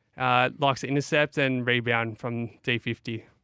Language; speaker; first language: English; native; English